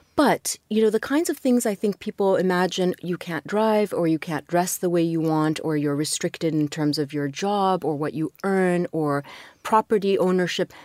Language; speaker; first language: English; non-native, fluent; Arabic